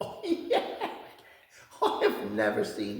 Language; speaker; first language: English; native; English